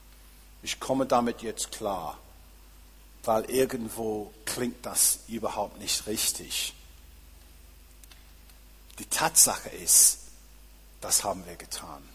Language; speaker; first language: German; non-native, fluent; English